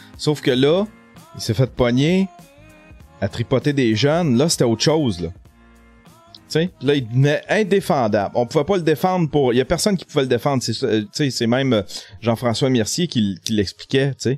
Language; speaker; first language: French; native; French